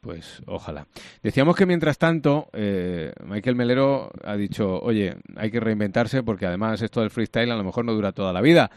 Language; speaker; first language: Spanish; native; Spanish